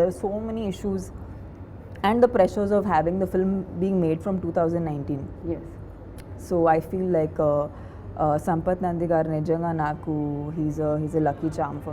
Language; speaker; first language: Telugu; non-native, fluent; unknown